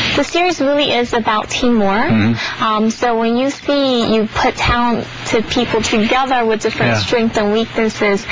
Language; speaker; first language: English; early bilingual, other home language; Chinese